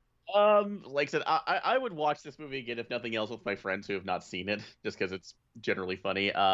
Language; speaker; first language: English; native; English